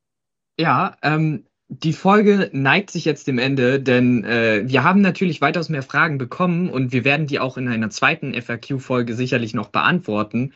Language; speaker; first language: German; native; German